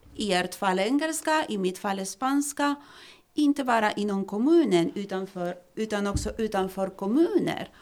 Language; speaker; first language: Swedish; non-native, fluent; Spanish